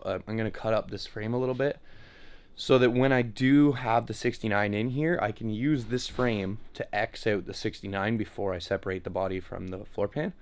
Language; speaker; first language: English; native; English